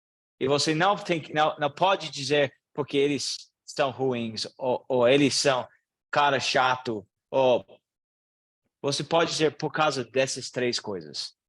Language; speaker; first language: Portuguese; non-native, learner; English